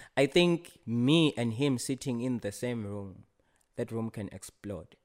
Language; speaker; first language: English; non-native, local second language; Swati